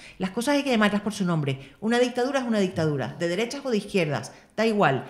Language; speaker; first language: Spanish; native; Spanish